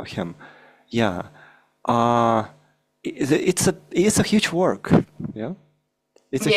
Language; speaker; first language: English; non-native, fluent; Russian